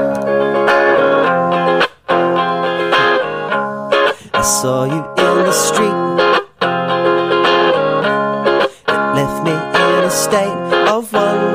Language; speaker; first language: English; native; English